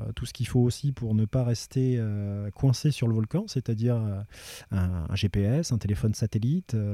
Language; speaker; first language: French; native; French